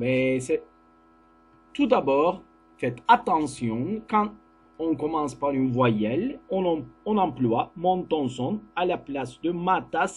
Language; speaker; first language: French; non-native, fluent; Turkish